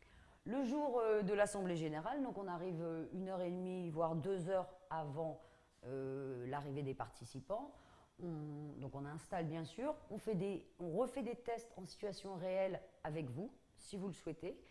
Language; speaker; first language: French; native; French